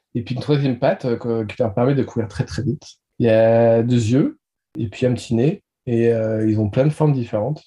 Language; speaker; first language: French; native; French